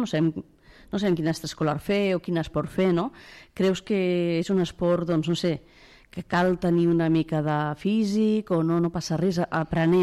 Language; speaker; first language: Catalan; native; Catalan